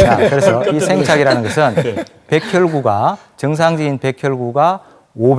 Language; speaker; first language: Korean; native; Korean